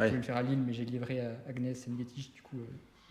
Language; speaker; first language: French; native; French